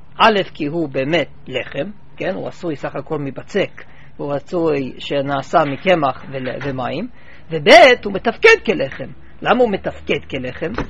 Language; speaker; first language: Hebrew; non-native, fluent; English